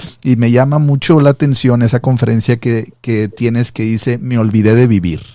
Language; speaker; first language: Spanish; native; Spanish